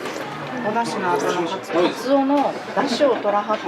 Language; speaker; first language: Japanese; native; Japanese